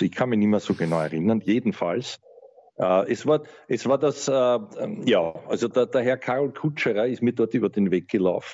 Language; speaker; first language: German; native; German